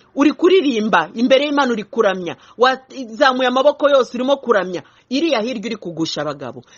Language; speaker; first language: Kinyarwanda; early bilingual, heritage; Kinyarwanda